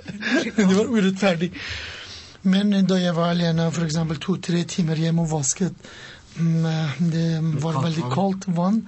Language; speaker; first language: Norwegian; non-native, learner; Persian